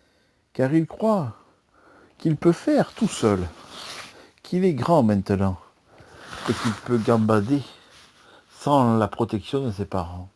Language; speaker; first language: French; native; French